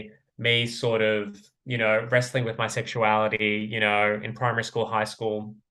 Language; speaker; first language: English; native; English